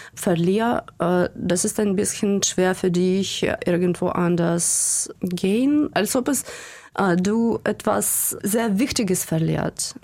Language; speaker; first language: German; non-native, fluent; Ukrainian